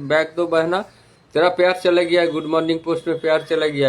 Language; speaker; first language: Hindi; non-native, local second language; Bangla